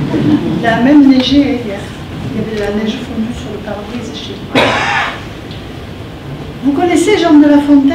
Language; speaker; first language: French; native; French